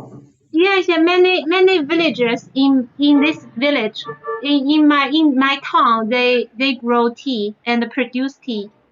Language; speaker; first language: English; non-native, fluent; Chinese